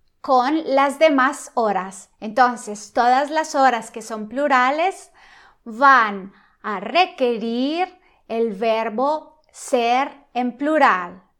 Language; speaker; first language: Spanish; non-native, fluent; Italian